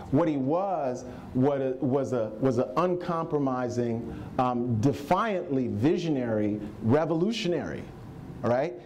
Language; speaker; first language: English; native; English